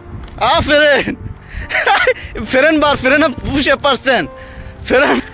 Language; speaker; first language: Turkish; non-native, learner; Bangla